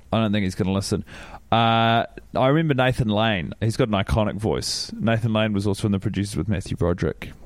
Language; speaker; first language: English; native; English